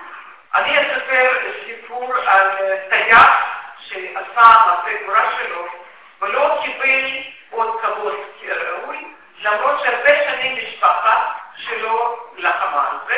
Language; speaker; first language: Hebrew; non-native, fluent; Russian